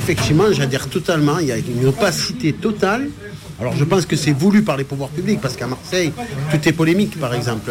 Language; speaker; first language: French; early bilingual, other home language; Arabic